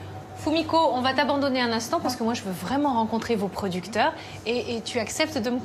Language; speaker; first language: French; native; French